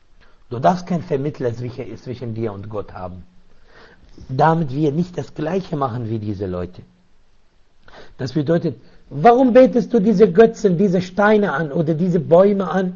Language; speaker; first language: German; non-native, fluent; Arabic